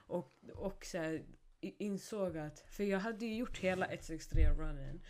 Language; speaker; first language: Swedish; early bilingual, other home language; Somali